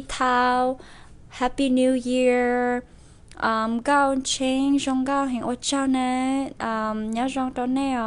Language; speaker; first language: Lao; non-native, local second language; Hmong